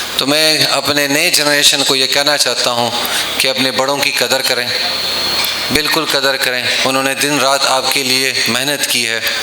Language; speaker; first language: Urdu; non-native, local second language; Pashto